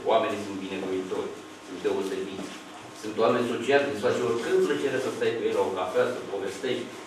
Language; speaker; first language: Romanian; native; Romanian